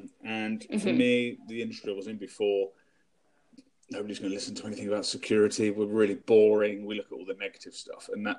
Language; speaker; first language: English; native; English